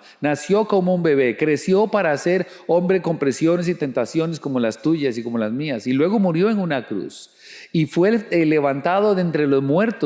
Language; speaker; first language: Spanish; native; Spanish